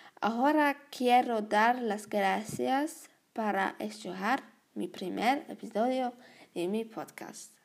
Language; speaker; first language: Spanish; non-native, learner; German